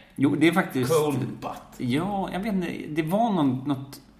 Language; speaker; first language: Swedish; native; Swedish